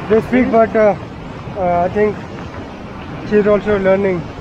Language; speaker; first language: English; non-native, local second language; Marathi